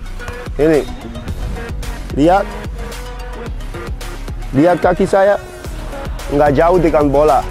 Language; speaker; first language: Indonesian; non-native, fluent; English